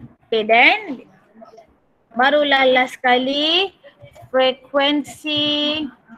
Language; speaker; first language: English; non-native, local second language; Malay